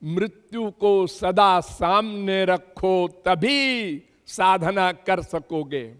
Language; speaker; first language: Hindi; native; Hindi